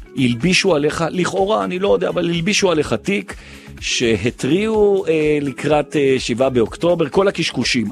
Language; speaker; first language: Hebrew; native; Hebrew